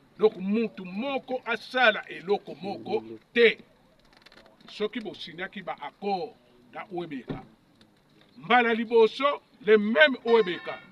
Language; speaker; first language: Lingala; non-native, local second language; Kongo